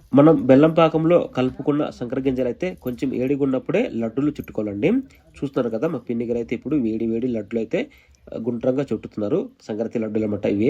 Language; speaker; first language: Telugu; non-native, local second language; Odia